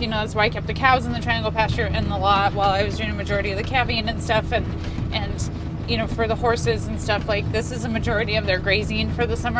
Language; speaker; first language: English; native; English